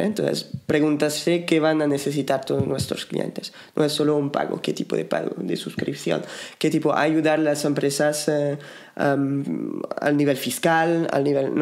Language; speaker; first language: Spanish; non-native, fluent; French